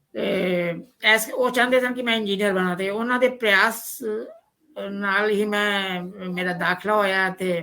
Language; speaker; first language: Hindi; non-native, local second language; Punjabi